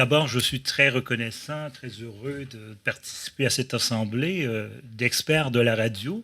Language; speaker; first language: French; native; French